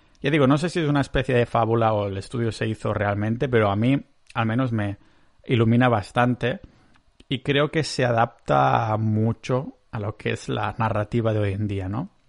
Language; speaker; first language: Spanish; non-native, local second language; Catalan